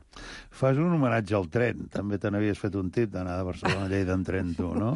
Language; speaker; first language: Catalan; native; Catalan